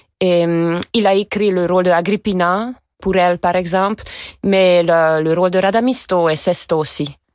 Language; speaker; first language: French; non-native, fluent; Hungarian